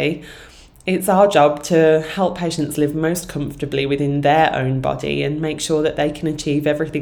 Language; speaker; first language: English; native; English